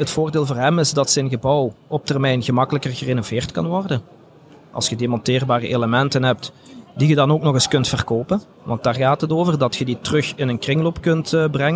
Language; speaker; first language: Dutch; native; Dutch